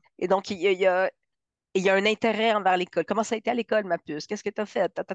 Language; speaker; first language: French; early bilingual, other home language; Spanish